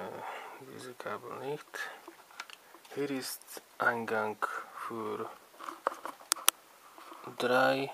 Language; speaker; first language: German; non-native, learner; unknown